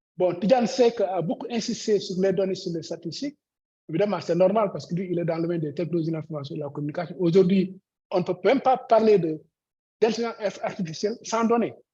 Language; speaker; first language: French; non-native, local second language; Wolof